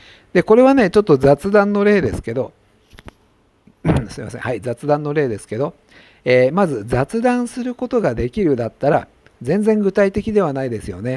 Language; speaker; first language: Japanese; native; Japanese